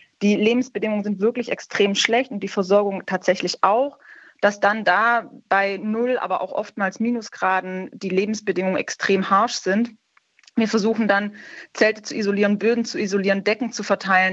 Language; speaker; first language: German; native; German